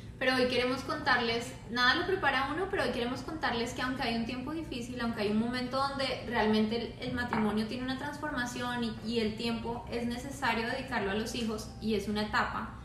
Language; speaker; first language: Spanish; native; Spanish